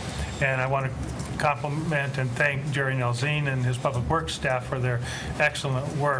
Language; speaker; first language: English; native; English